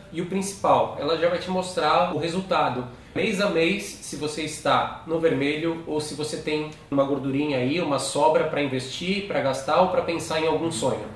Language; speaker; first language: Portuguese; native; Portuguese